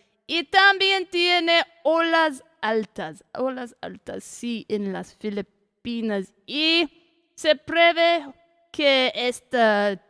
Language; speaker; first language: Spanish; non-native, learner; English